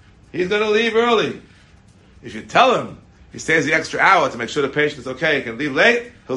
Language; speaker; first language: English; native; English